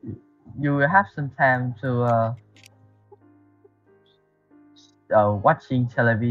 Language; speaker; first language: English; non-native, learner; Vietnamese